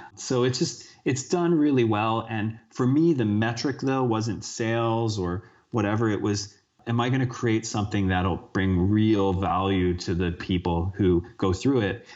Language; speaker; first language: English; native; English